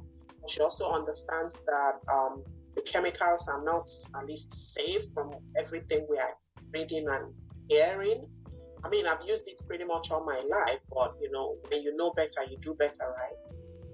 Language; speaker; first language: English; non-native, local second language; Igbo